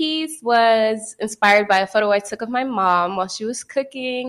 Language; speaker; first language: English; native; English